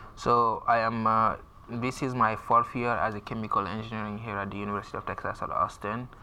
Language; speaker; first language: English; non-native, fluent; French